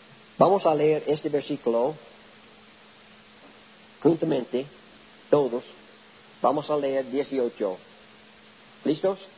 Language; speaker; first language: Spanish; non-native, learner; English